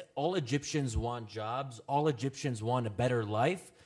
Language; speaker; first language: English; native; English